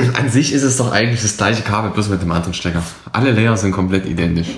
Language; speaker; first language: German; native; German